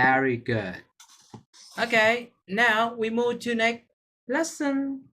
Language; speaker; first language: English; non-native, fluent; Vietnamese